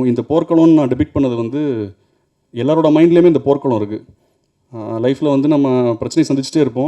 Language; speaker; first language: Tamil; native; Tamil